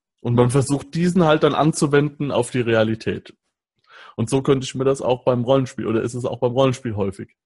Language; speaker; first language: German; native; German